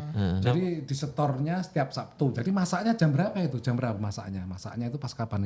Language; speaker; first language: Indonesian; native; Indonesian